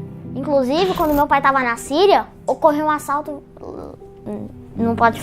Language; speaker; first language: Portuguese; early bilingual, other home language; Arabic